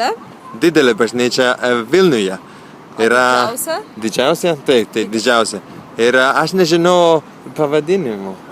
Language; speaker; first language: Lithuanian; non-native, learner; Italian